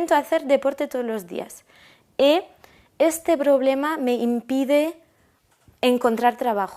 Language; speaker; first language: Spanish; non-native, fluent; French